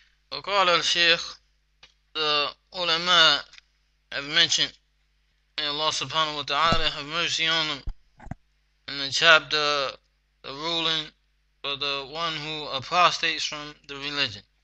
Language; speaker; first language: English; native; English